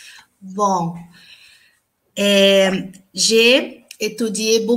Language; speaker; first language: French; non-native, learner; Portuguese